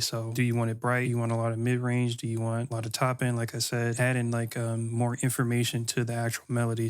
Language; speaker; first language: English; native; English